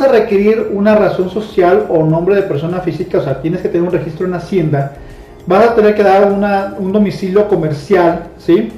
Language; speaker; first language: Spanish; native; Spanish